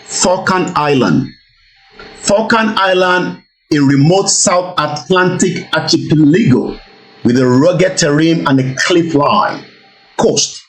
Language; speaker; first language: English; non-native, local second language; Yoruba